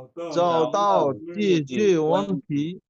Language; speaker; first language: Chinese; non-native, learner; Bangla